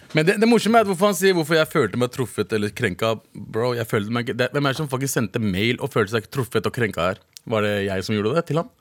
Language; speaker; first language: Norwegian; early bilingual, other home language; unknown